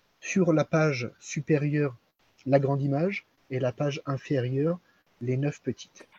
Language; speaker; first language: French; native; French